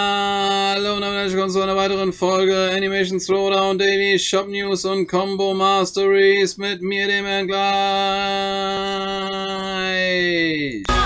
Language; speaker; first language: German; native; German